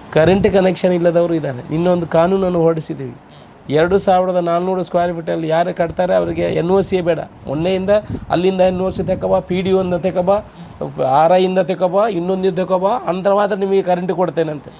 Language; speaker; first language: Kannada; non-native, local second language; Tulu